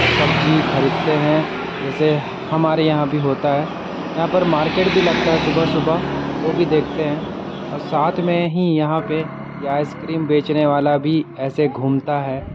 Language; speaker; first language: Hindi; native; Hindi